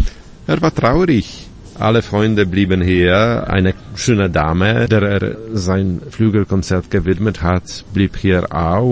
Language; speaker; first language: German; non-native, fluent; Polish